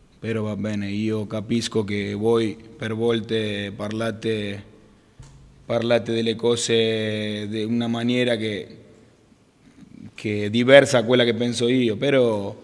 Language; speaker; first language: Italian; non-native, fluent; Spanish